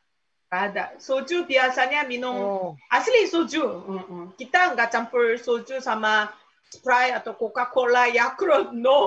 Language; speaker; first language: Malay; non-native, fluent; Korean